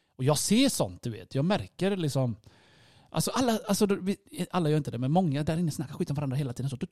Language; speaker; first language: Swedish; early bilingual, other home language; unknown